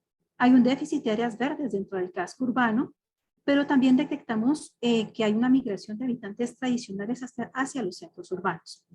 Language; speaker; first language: Spanish; native; Spanish